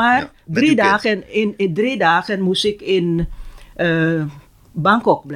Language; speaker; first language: Dutch; non-native, local second language; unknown